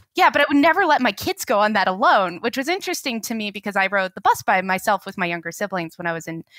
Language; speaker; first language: English; native; English